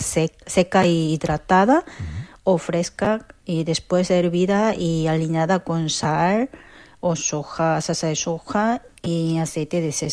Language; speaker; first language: Spanish; non-native, fluent; Korean